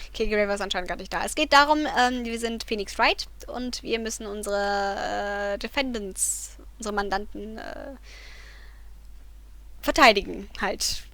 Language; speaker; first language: German; native; German